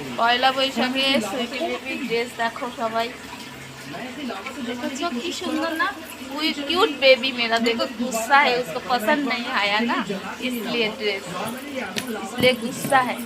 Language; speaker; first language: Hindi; non-native, local second language; Bangla